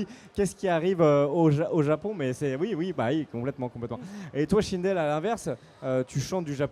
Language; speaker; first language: French; native; French